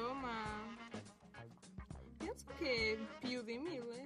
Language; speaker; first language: Italian; non-native, learner; Portuguese